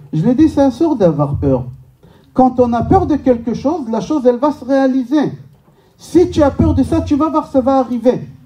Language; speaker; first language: French; non-native, fluent; Hebrew